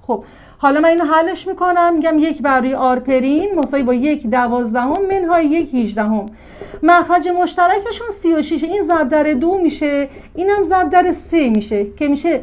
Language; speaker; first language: Persian; native; Persian